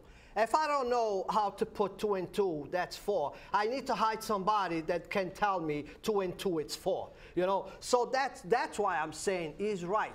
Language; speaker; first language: English; non-native, fluent; Portuguese